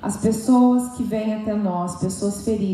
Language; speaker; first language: Portuguese; native; Portuguese